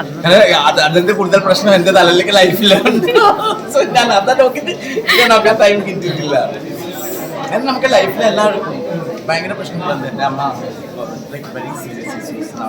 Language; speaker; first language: Malayalam; non-native, learner; Assamese